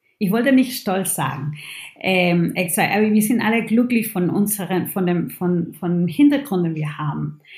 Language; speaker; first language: German; non-native, fluent; Spanish